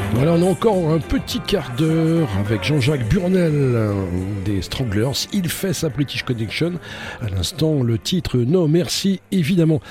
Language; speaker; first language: French; native; French